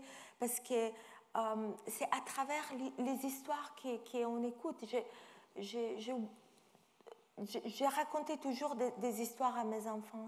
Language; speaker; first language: French; non-native, fluent; Italian